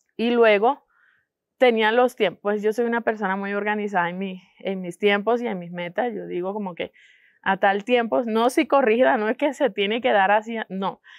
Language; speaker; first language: Spanish; non-native, local second language; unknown